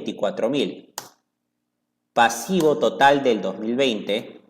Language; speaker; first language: Spanish; native; Spanish